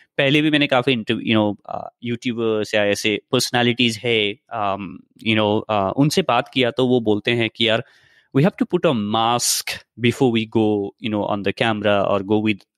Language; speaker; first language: Hindi; native; Hindi